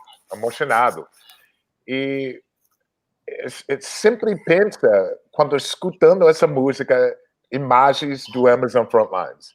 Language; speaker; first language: Portuguese; non-native, learner; English